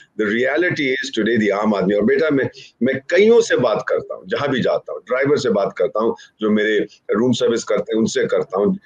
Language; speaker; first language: Hindi; native; Hindi